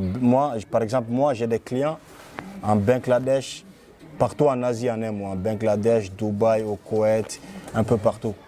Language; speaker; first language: French; non-native, local second language; Fula